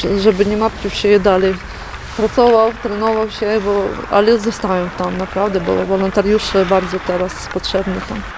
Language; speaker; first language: Polish; non-native, learner; Ukrainian